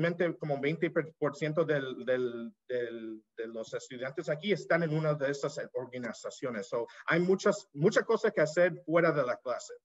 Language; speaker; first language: Spanish; early bilingual, heritage; Spanish